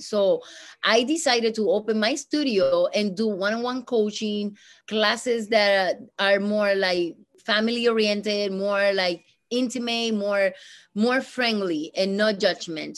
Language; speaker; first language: English; non-native, fluent; Spanish